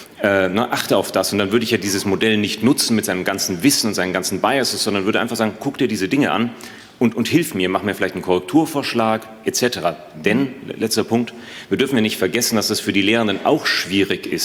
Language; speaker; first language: German; native; German